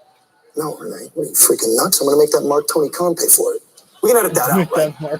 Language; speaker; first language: English; native; English